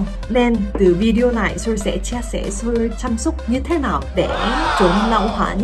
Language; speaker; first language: Vietnamese; non-native, fluent; Korean